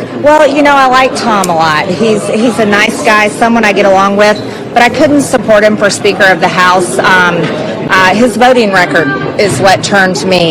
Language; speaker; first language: English; native; English